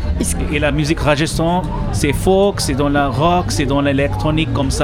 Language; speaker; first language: French; non-native, learner; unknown